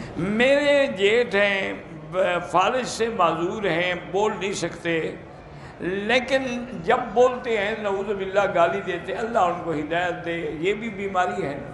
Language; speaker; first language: Urdu; native; Urdu